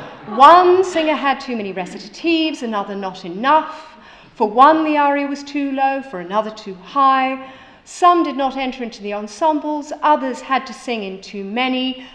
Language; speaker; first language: English; native; English